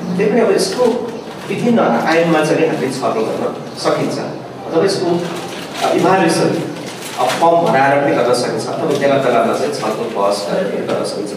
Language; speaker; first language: Nepali; non-native, local second language; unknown